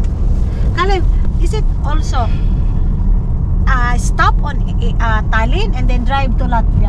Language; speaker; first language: English; non-native, learner; Filipino